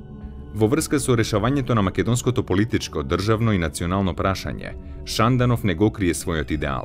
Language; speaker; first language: Macedonian; native; Macedonian